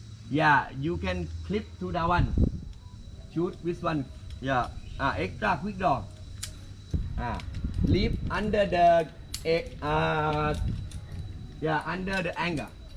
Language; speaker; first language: English; non-native, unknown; Thai